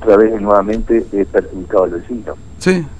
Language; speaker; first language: Spanish; native; Spanish